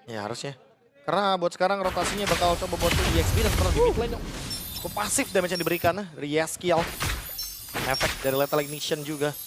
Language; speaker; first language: Indonesian; native; Indonesian